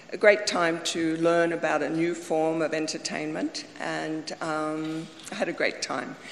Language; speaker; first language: English; native; English